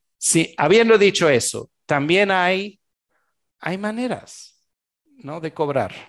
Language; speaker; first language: Spanish; non-native, fluent; French